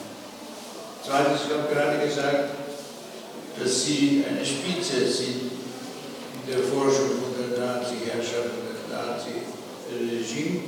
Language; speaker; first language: German; non-native, fluent; Slovenian